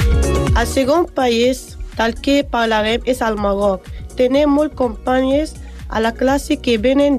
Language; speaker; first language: Catalan; non-native, learner; Spanish